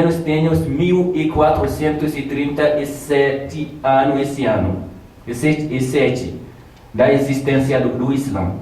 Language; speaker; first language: Portuguese; non-native, fluent; Tamasheq